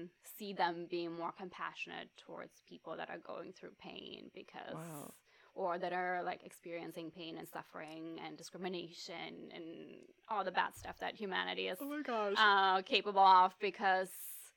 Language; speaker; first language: English; non-native, fluent; Russian